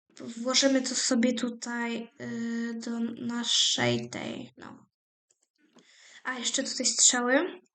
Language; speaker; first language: Polish; native; Polish